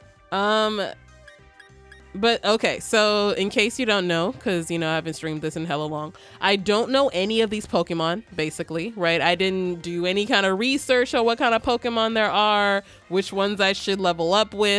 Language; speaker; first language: English; native; English